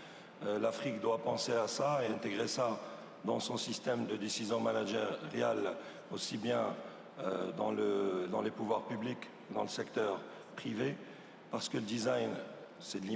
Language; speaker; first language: French; non-native, local second language; Arabic